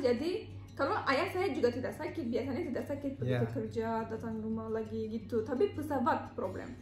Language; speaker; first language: Indonesian; non-native, learner; Turkish